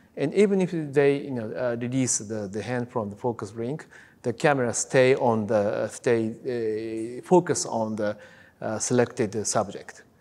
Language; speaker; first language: English; non-native, fluent; Japanese